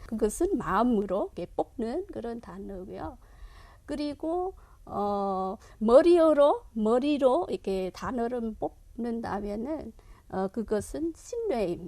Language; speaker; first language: Korean; non-native, fluent; Vietnamese